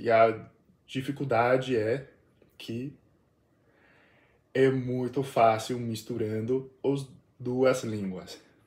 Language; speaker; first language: Portuguese; non-native, learner; English